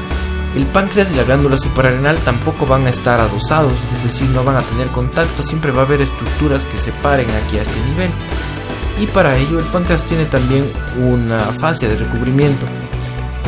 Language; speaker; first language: Spanish; native; Spanish